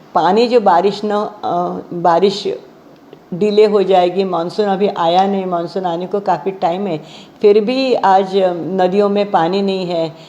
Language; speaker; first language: Hindi; non-native, local second language; Marathi